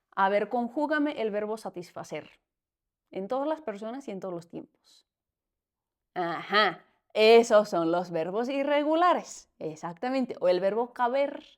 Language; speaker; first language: Spanish; non-native, fluent; Finnish